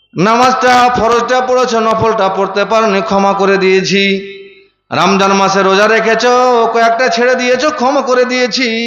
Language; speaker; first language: Bangla; non-native, fluent; Urdu